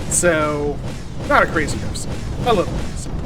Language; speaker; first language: English; native; English